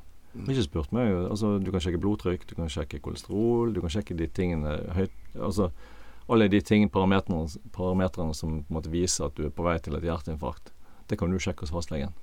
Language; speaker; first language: Norwegian; native; Norwegian